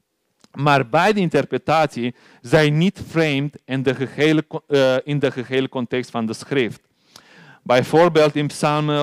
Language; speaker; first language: Dutch; non-native, learner; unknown